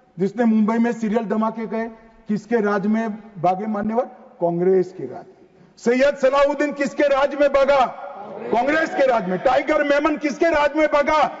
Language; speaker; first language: Hindi; native; Hindi